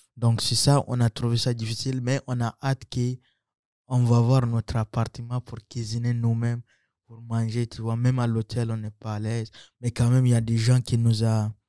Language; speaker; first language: French; non-native, local second language; Sango